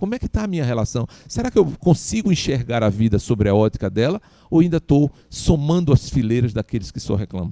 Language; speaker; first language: Portuguese; native; Portuguese